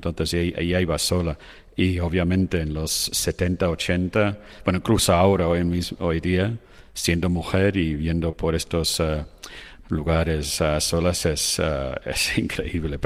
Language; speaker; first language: Spanish; non-native, fluent; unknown